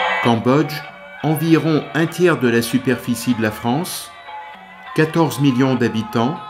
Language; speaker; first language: French; native; French